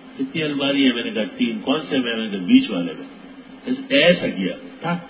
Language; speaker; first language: Urdu; non-native, local second language; Pashto